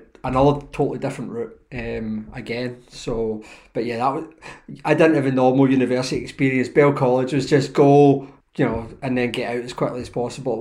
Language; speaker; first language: English; native; English